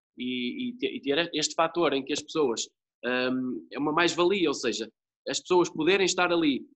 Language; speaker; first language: Portuguese; native; Portuguese